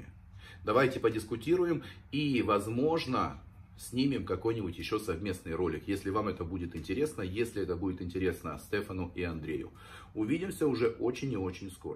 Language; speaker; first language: Russian; native; Russian